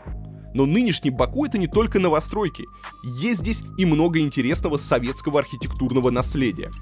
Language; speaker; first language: Russian; native; Russian